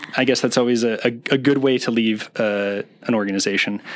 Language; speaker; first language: English; native; English